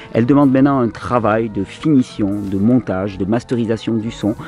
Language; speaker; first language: French; native; French